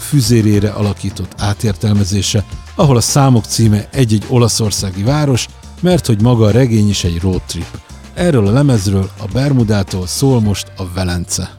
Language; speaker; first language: Hungarian; native; Hungarian